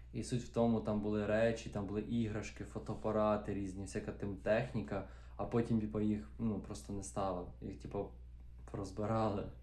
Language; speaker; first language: Ukrainian; native; Ukrainian